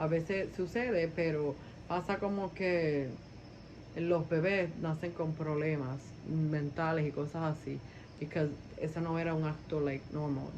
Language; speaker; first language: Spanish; early bilingual, heritage; Spanish